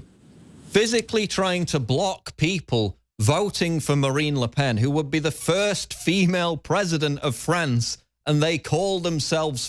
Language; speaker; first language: English; native; English